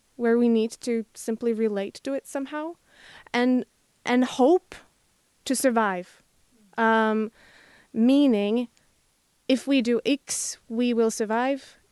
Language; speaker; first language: English; non-native, fluent; Slovak